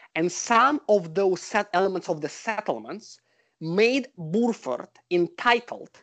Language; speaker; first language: English; non-native, fluent; Russian